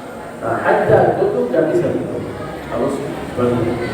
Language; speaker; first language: Indonesian; non-native, learner; Arabic